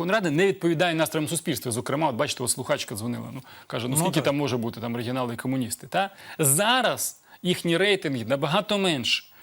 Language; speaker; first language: Ukrainian; native; Ukrainian